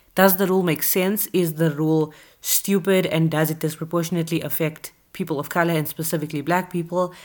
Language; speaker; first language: English; native; English